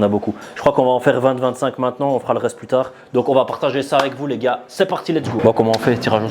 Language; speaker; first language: French; native; French